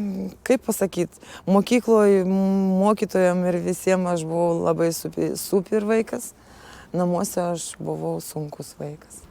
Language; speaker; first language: Lithuanian; early bilingual, other home language; Russian